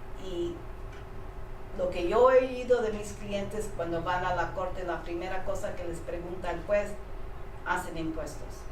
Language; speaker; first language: Spanish; early bilingual, heritage; Spanish